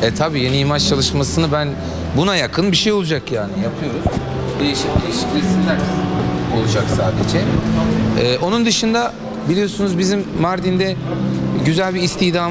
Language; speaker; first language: Turkish; native; Turkish